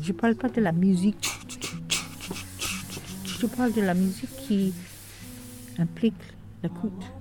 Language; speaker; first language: French; non-native, fluent; English